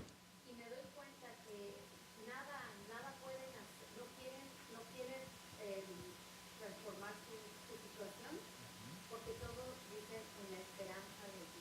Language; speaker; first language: Spanish; non-native, local second language; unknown